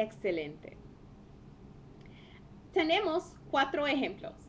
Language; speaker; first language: Spanish; non-native, fluent; English